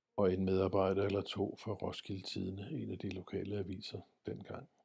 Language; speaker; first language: Danish; native; Danish